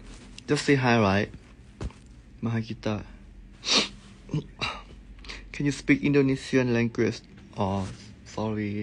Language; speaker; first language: English; non-native, learner; Thai